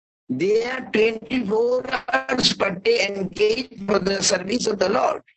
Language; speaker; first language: English; non-native, local second language; Bangla